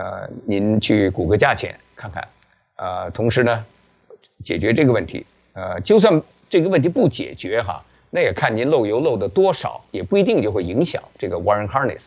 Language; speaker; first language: Chinese; native; Chinese